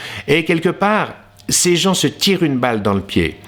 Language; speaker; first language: French; native; French